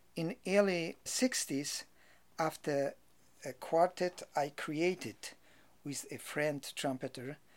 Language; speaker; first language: English; non-native, fluent; Polish